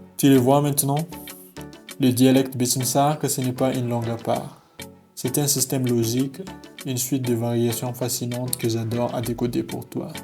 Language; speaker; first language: French; non-native, local second language; Malagasy